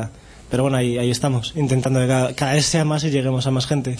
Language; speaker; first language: Spanish; native; Spanish